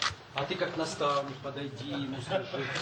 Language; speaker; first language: Russian; native; Russian